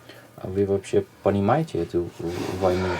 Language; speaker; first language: Russian; non-native, fluent; Dutch